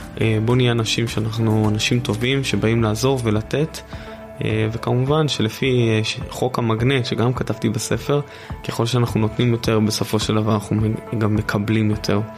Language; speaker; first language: Hebrew; native; Hebrew